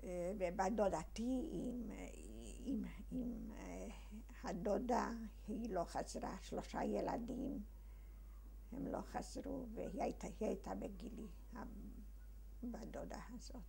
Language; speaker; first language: Hebrew; early bilingual, other home language; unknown